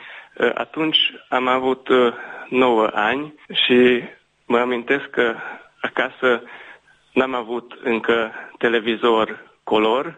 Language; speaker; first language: Romanian; early bilingual, heritage; Romanian